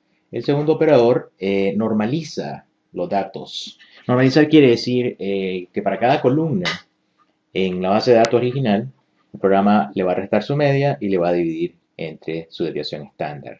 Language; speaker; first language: Spanish; native; Spanish